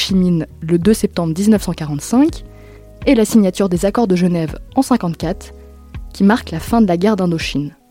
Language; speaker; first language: French; native; French